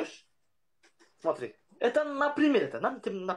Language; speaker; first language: Russian; non-native, local second language; Kazakh